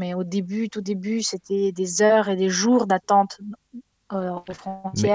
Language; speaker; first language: French; non-native, fluent; Ukrainian